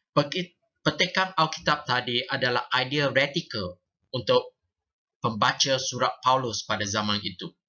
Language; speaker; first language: Malay; non-native, local second language; Chinese